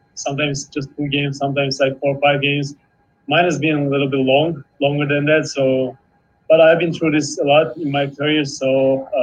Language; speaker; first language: English; non-native, fluent; Turkish